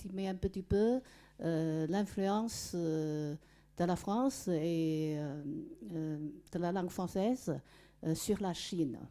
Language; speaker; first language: French; non-native, fluent; Chinese